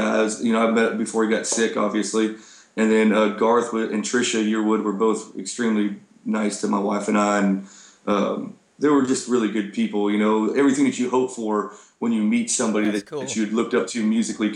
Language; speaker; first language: English; native; English